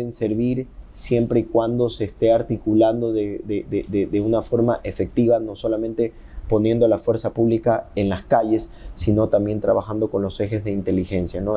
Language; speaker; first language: Spanish; native; Spanish